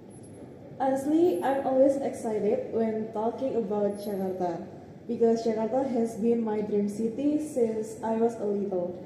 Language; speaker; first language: English; non-native, learner; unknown